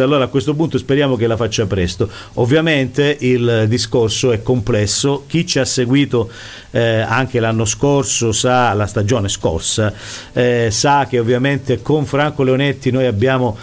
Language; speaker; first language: Italian; native; Italian